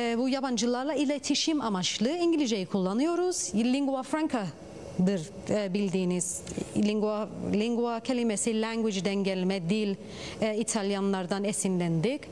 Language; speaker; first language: Turkish; early bilingual, heritage; Turkish